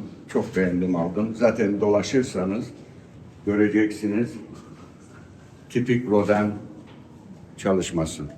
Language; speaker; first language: Turkish; early bilingual, heritage; Turkish